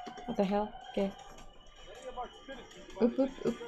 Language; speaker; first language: English; non-native, fluent; Indonesian